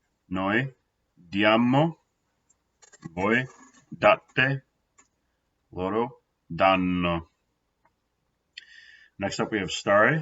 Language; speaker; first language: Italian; non-native, fluent; English